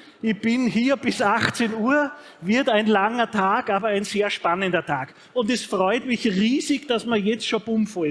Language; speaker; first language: German; native; German